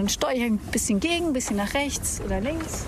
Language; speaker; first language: German; native; German